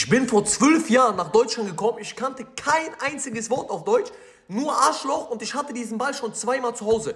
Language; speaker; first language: German; early bilingual, other home language; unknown